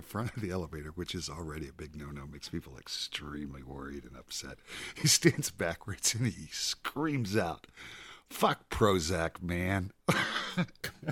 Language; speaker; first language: English; native; English